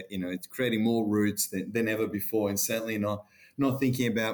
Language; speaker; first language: English; non-native, fluent; Portuguese